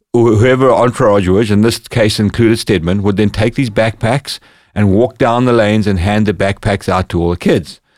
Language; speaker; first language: English; native; English